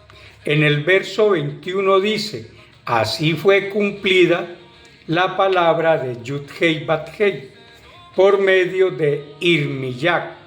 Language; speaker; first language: Spanish; native; Spanish